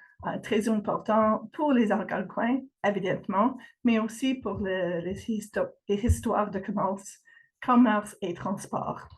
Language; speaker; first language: French; non-native, fluent; English